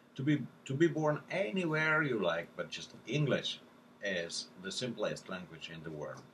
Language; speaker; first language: English; non-native, fluent; Russian